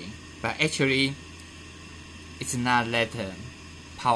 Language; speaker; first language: English; non-native, fluent; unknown